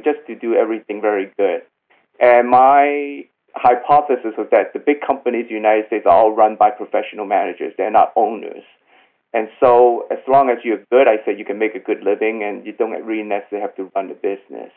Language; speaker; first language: English; non-native, local second language; Cantonese